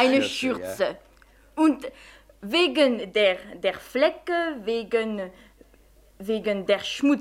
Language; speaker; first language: German; non-native, fluent; French